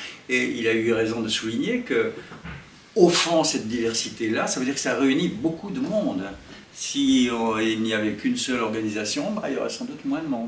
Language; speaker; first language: French; native; French